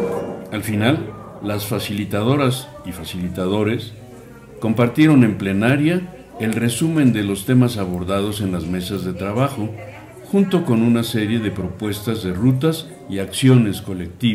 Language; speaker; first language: Spanish; native; Spanish